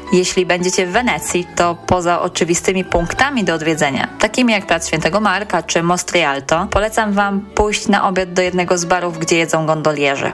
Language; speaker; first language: Polish; native; Polish